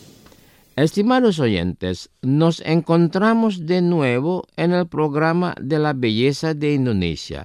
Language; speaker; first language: Spanish; non-native, fluent; Indonesian